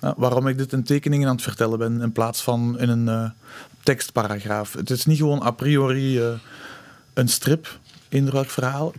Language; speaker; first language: Dutch; native; Dutch